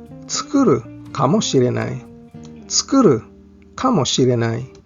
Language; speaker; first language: Japanese; non-native, fluent; English